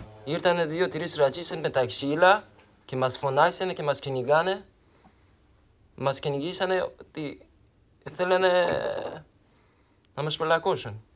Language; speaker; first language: Greek; non-native, learner; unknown